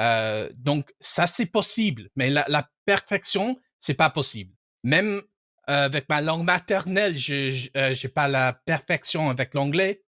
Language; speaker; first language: French; non-native, fluent; English